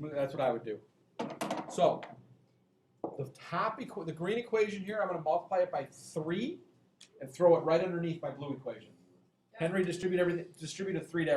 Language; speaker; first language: English; native; English